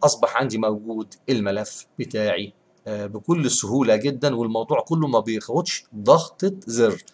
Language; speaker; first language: Arabic; native; Arabic